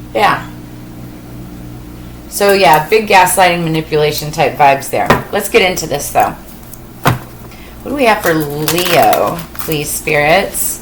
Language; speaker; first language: English; native; English